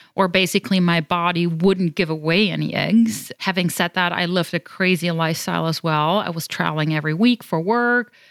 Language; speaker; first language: English; non-native, fluent; German